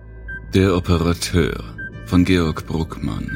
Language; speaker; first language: German; native; German